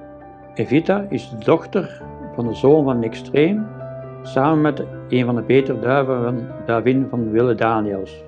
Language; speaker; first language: Dutch; native; Dutch